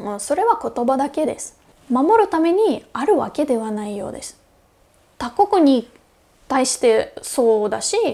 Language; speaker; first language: Japanese; non-native, fluent; Russian